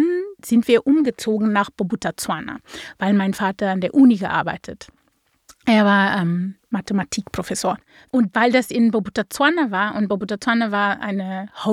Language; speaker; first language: German; non-native, fluent; Afrikaans